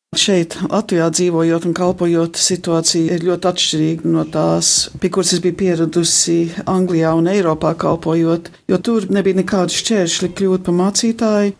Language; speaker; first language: Latvian; early bilingual, heritage; Latvian